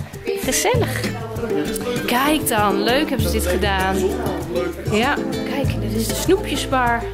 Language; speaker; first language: Dutch; native; Dutch